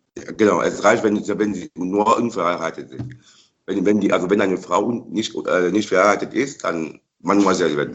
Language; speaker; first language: German; non-native, fluent; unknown